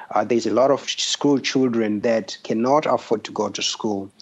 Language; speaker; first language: English; non-native, local second language; Shona